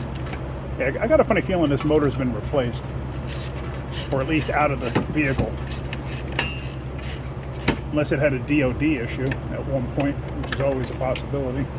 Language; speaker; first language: English; native; English